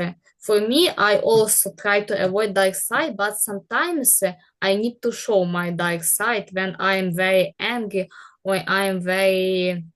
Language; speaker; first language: English; non-native, learner; Ukrainian